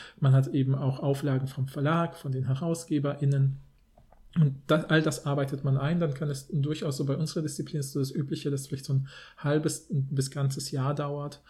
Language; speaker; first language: German; native; German